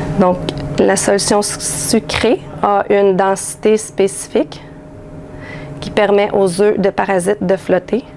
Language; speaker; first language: French; native; French